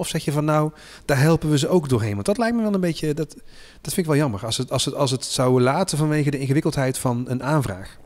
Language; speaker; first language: Dutch; native; Dutch